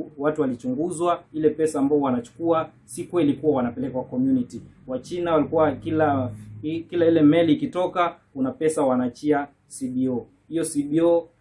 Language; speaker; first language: Swahili; non-native, local second language; Giryama